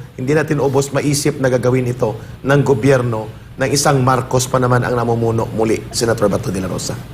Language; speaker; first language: Filipino; native; Filipino